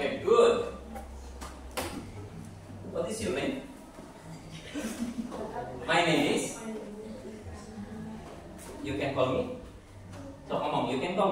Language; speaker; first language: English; non-native, fluent; Indonesian